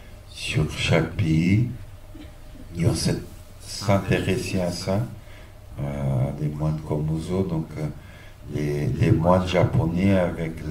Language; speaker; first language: French; non-native, fluent; Portuguese